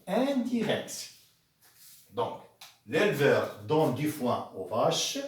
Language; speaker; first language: French; non-native, local second language; Arabic